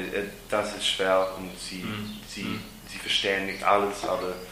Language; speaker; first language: German; non-native, learner; English